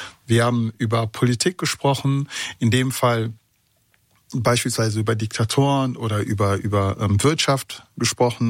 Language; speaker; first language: German; early bilingual, other home language; Kurdish